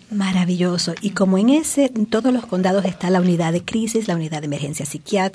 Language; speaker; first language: Spanish; native; Spanish